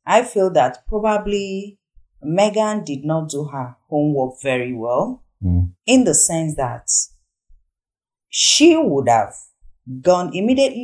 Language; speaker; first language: English; non-native, local second language; Igbo